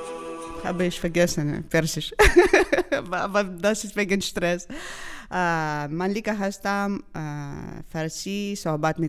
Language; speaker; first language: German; non-native, learner; Ukrainian